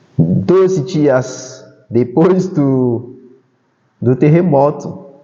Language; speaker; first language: Portuguese; non-native, fluent; Haitian Creole